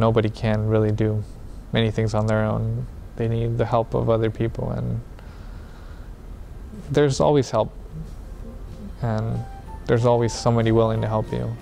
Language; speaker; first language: English; early bilingual, other home language; Spanish